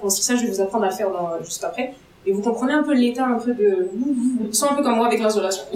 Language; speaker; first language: French; non-native, local second language; Arabic